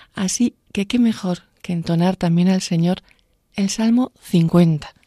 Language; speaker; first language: Spanish; native; Spanish